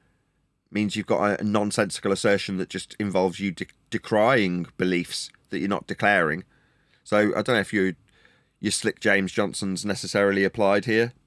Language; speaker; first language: English; native; English